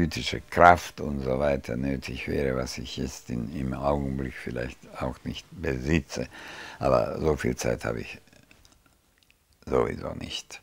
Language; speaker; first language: German; non-native, fluent; Hungarian